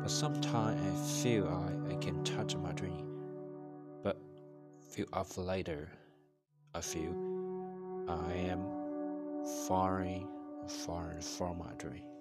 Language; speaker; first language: English; non-native, learner; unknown